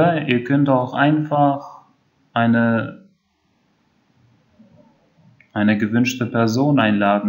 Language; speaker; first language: German; non-native, fluent; Albanian